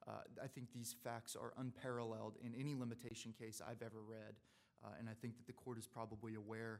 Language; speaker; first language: English; native; English